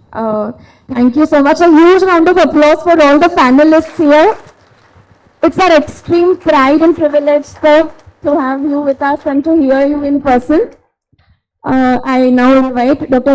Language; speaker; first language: English; non-native, local second language; Marathi